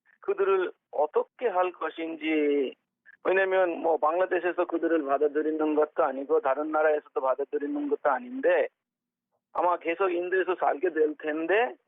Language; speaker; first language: Korean; non-native, fluent; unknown